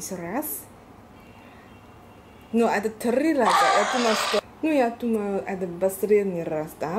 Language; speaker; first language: Russian; non-native, learner; Chinese